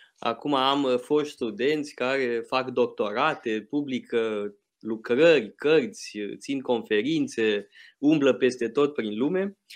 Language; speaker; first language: Romanian; native; Romanian